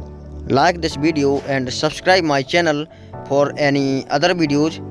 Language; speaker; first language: English; non-native, local second language; Hindi